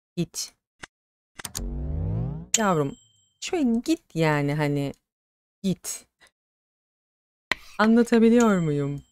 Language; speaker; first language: Turkish; native; Turkish